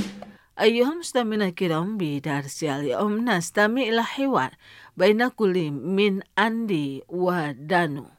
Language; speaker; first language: Arabic; non-native, fluent; Indonesian